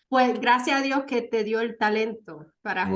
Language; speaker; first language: Spanish; early bilingual, heritage; Spanish